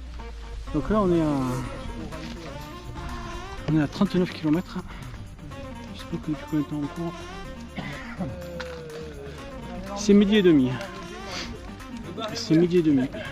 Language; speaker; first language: French; native; French